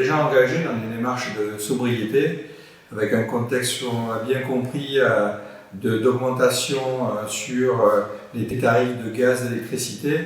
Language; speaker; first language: French; native; French